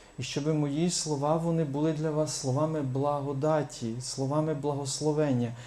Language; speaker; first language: Ukrainian; native; Ukrainian